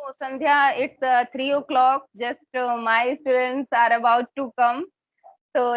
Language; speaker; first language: English; non-native, fluent; Hindi